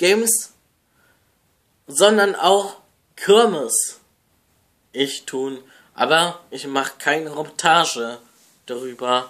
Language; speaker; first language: German; non-native, learner; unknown